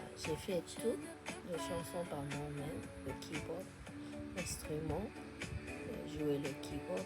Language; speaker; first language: French; non-native, fluent; Japanese